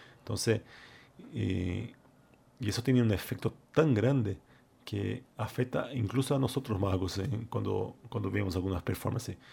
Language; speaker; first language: Spanish; non-native, fluent; Portuguese